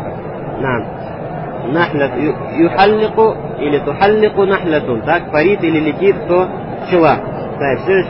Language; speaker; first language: Russian; native; Russian